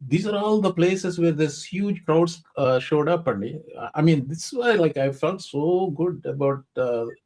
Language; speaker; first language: English; non-native, local second language; Telugu